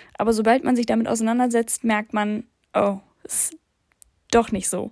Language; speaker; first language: German; early bilingual, other home language; English